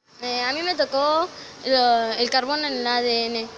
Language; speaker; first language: Spanish; native; Spanish